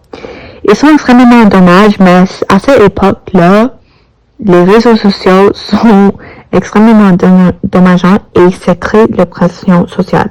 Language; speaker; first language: French; non-native, learner; English